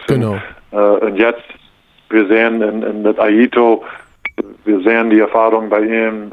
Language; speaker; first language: German; non-native, learner; English